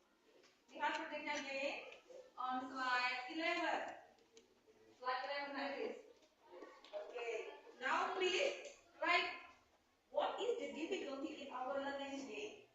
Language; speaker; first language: English; non-native, learner; Indonesian